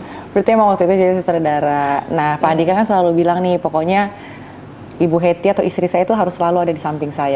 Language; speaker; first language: Indonesian; native; Indonesian